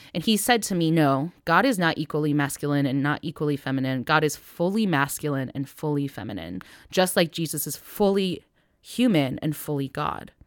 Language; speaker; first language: English; native; English